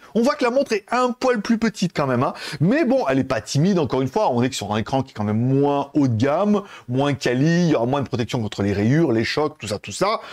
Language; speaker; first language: French; native; French